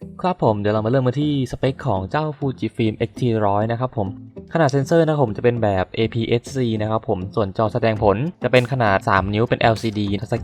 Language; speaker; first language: Thai; native; Thai